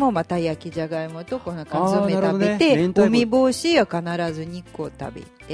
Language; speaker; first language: Japanese; non-native, fluent; Russian